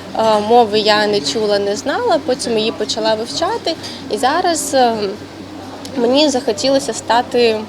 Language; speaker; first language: Ukrainian; non-native, local second language; Russian